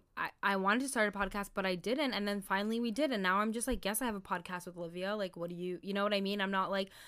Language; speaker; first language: English; early bilingual, other home language; Somali